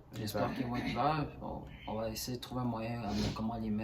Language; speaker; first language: French; early bilingual, other home language; Haitian Creole